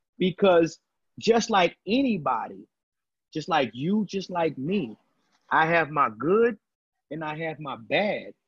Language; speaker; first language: English; native; English